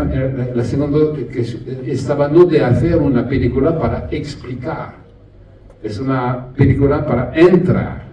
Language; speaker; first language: Spanish; non-native, learner; French